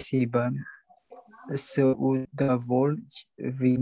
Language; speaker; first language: Russian; non-native, learner; Indonesian